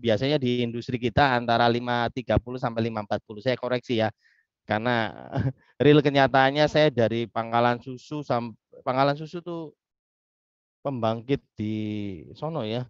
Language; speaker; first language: Indonesian; native; Indonesian